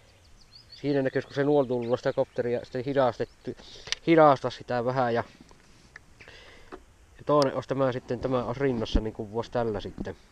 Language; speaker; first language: Finnish; native; Finnish